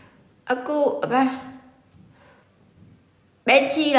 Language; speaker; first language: Indonesian; non-native, learner; Vietnamese